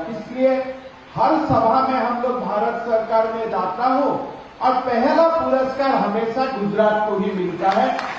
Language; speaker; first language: Hindi; non-native, local second language; Assamese